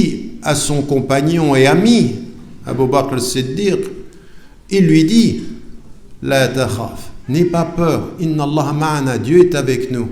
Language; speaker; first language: French; native; French